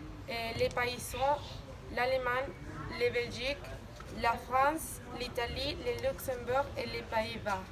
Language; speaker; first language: French; non-native, learner; Spanish